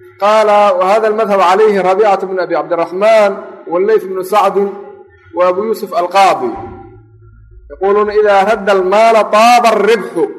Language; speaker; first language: Arabic; non-native, local second language; Somali